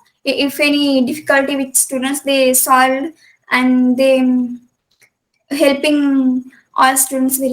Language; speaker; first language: English; non-native, local second language; Kannada